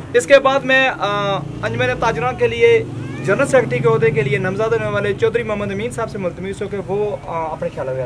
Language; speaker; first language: Urdu; non-native, local second language; Pahari-Potwari